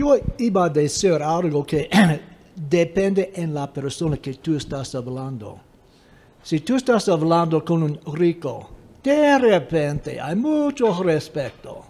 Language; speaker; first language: Spanish; non-native, fluent; English